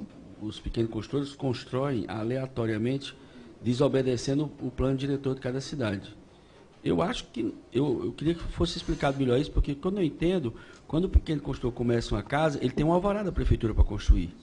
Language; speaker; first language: Portuguese; native; Portuguese